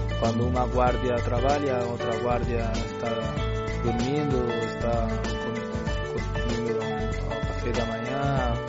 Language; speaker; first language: Portuguese; non-native, learner; Spanish